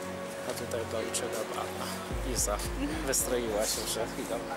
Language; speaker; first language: Polish; native; Polish